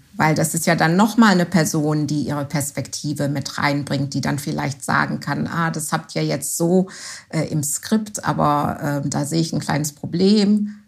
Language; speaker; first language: German; non-native, fluent; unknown